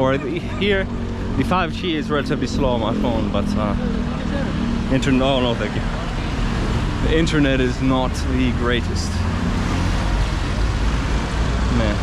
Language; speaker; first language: English; non-native, fluent; Finnish